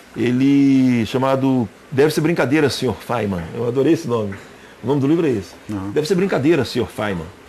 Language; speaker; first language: Portuguese; native; Portuguese